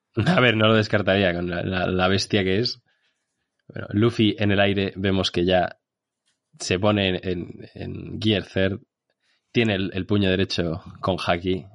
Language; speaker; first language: Spanish; native; Spanish